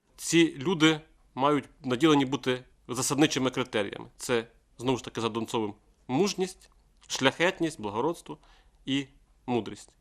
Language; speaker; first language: Ukrainian; native; Ukrainian